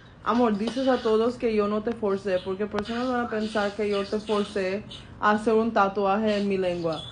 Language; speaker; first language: Spanish; non-native, learner; Bangla